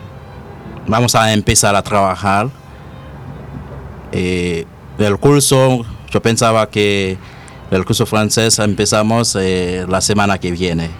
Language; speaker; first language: Spanish; non-native, learner; Haitian Creole